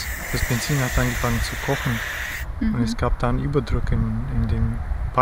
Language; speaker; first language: German; non-native, fluent; Romanian